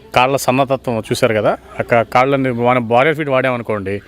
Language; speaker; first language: Telugu; native; Telugu